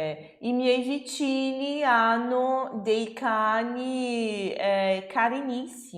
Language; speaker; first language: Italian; non-native, fluent; Portuguese